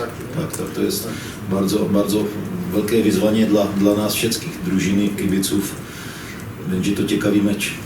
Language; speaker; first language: Polish; non-native, learner; Czech